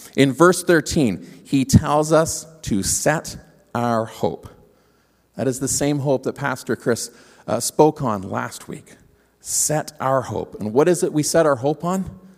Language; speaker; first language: English; native; English